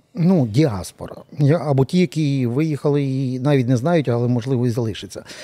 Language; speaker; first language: Ukrainian; native; Ukrainian